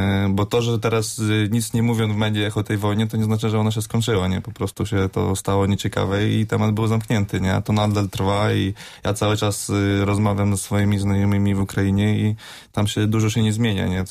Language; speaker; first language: Polish; non-native, fluent; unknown